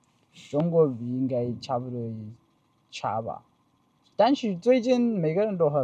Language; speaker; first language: Chinese; non-native, fluent; Amharic